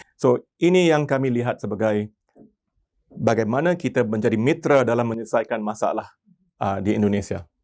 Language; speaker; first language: Malay; non-native, local second language; Tamil